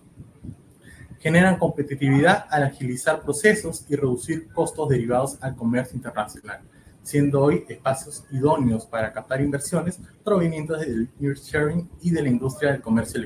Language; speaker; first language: Spanish; native; Spanish